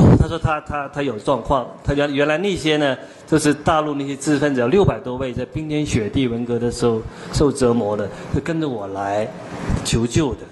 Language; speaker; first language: Chinese; non-native, local second language; Cantonese